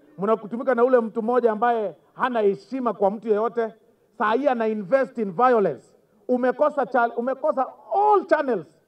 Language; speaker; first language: Swahili; non-native, local second language; Gusii